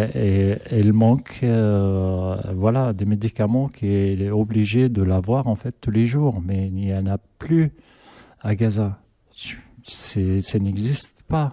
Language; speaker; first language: French; non-native, learner; Arabic